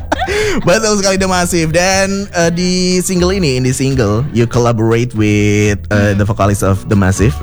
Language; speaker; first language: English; non-native, fluent; Indonesian